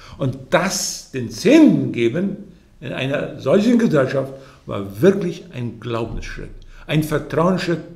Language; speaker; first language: German; early bilingual, heritage; German